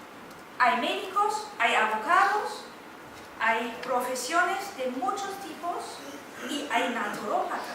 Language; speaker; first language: Spanish; non-native, fluent; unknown